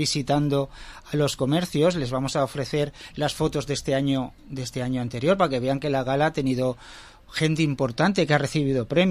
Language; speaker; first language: Spanish; native; Spanish